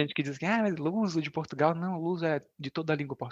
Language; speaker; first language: Portuguese; native; Portuguese